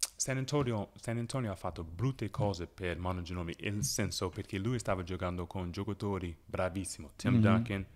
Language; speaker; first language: Italian; non-native, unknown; English